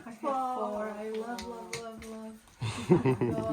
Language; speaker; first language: English; non-native, learner; Portuguese